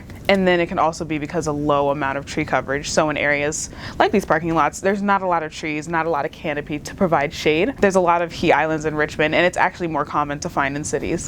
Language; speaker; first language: English; native; English